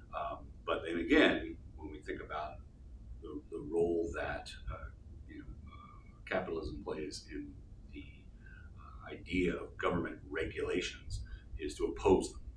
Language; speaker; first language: English; native; English